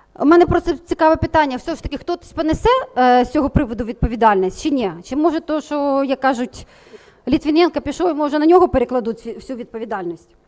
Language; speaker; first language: Ukrainian; native; Ukrainian